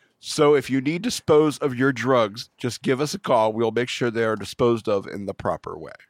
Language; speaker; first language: English; native; English